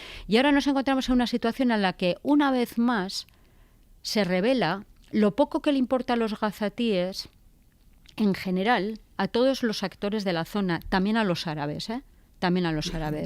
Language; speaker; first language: Spanish; native; Spanish